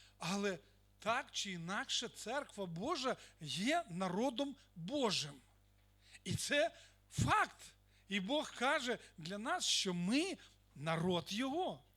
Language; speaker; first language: Ukrainian; non-native, local second language; Russian